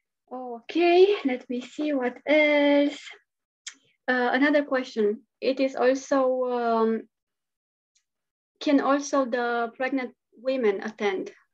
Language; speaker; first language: English; non-native, fluent; Romanian